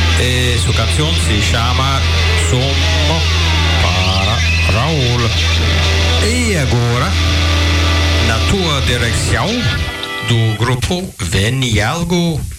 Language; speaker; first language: Portuguese; non-native, learner; English